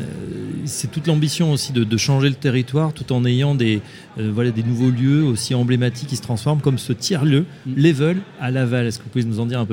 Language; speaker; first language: French; native; French